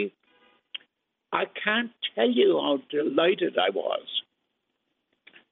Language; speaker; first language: English; native; English